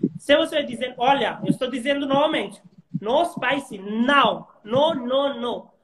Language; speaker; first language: Portuguese; non-native, learner; Hindi